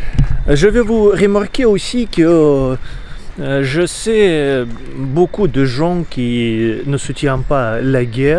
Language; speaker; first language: French; non-native, learner; Russian